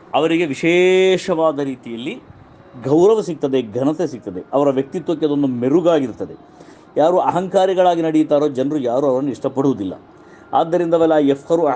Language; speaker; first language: Kannada; non-native, local second language; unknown